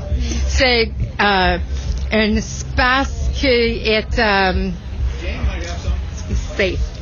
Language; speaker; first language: French; non-native, local second language; English